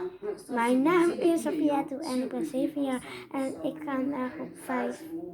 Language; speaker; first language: Dutch; early bilingual, other home language; Fula